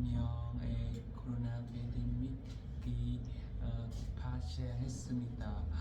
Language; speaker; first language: Korean; non-native, learner; Vietnamese